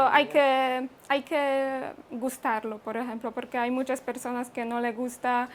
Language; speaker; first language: Spanish; non-native, fluent; Polish